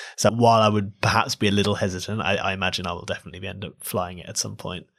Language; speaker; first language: English; native; English